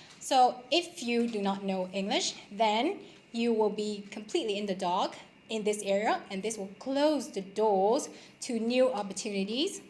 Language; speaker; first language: English; non-native, fluent; Vietnamese